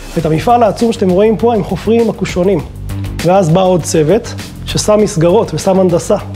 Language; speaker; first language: Hebrew; native; Hebrew